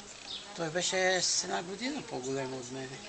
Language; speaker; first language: Bulgarian; early bilingual, heritage; Bulgarian